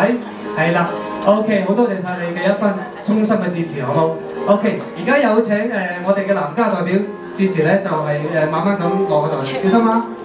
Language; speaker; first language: Cantonese; native; Cantonese